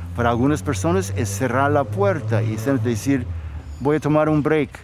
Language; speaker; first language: Spanish; non-native, fluent; English